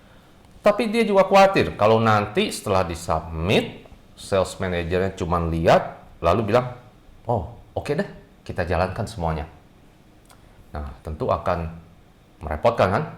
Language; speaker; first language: Indonesian; native; Indonesian